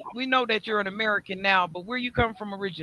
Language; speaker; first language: English; native; English